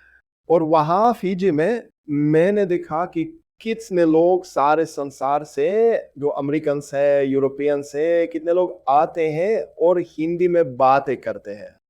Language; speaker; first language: Hindi; non-native, fluent; Russian